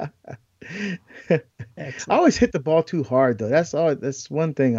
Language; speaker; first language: English; native; English